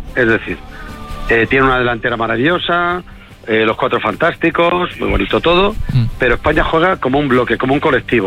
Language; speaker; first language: Spanish; native; Spanish